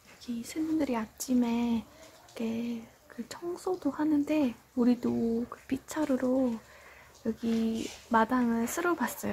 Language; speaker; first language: Korean; non-native, fluent; Estonian